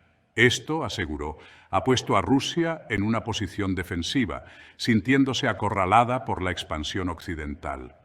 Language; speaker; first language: Spanish; native; Spanish